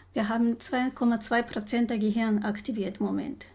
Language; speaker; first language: German; non-native, learner; Japanese